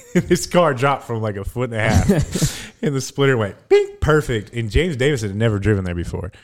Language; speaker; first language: English; native; English